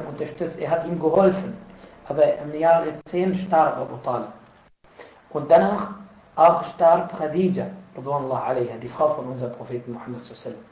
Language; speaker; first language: German; non-native, fluent; Arabic